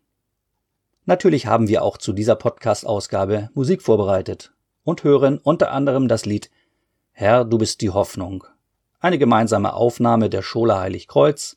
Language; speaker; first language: German; native; German